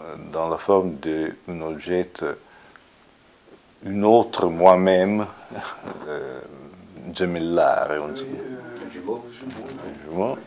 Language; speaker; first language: French; non-native, fluent; Italian